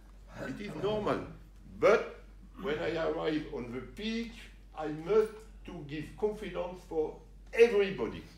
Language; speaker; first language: English; non-native, learner; French